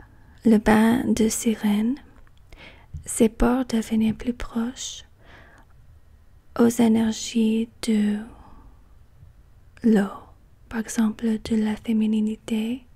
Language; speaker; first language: French; non-native, learner; English